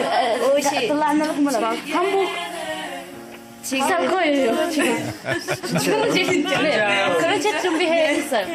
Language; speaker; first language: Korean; non-native, learner; Arabic